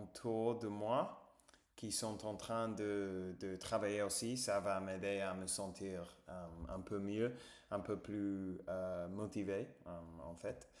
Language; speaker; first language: French; non-native, fluent; English